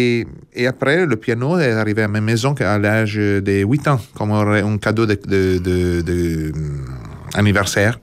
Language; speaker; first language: French; non-native, fluent; Italian